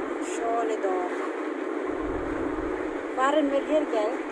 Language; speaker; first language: German; non-native, learner; Filipino